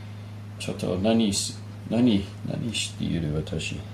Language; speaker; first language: Japanese; non-native, learner; English